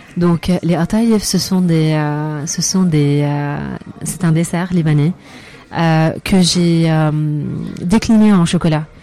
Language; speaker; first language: French; non-native, fluent; Arabic